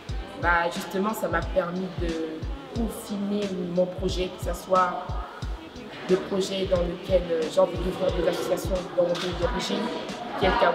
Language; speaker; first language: French; native; French